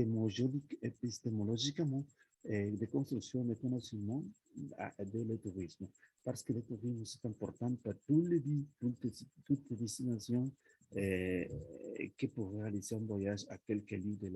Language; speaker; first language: French; non-native, learner; Spanish